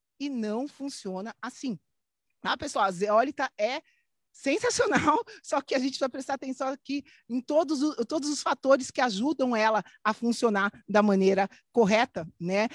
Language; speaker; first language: Portuguese; native; Portuguese